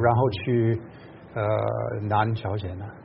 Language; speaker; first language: Chinese; non-native, fluent; English